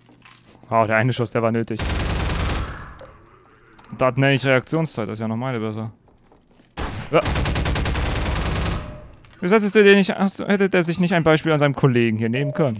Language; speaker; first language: German; native; German